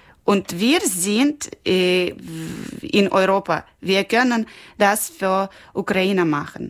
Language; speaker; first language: German; non-native, learner; Ukrainian